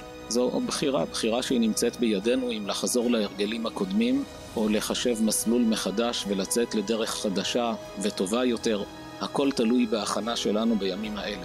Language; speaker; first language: Hebrew; native; Hebrew